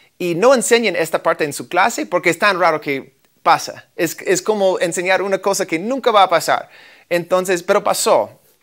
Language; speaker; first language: Spanish; non-native, fluent; English